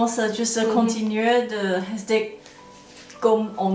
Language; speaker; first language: French; non-native, fluent; Chinese